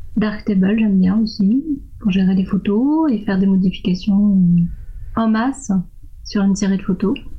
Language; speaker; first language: French; non-native, fluent; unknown